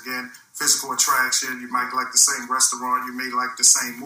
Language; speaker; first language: English; native; English